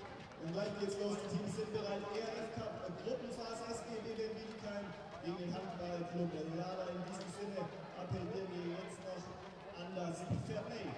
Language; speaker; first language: German; native; German